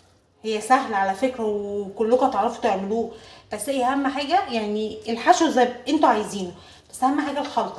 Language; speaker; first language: Arabic; native; Arabic